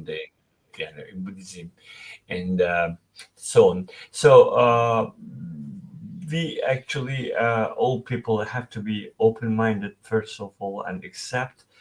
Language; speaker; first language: English; non-native, fluent; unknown